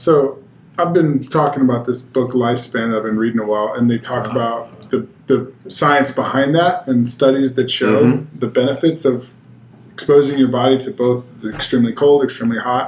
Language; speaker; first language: English; native; English